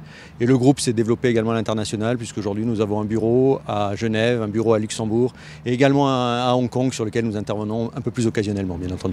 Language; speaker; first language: French; native; French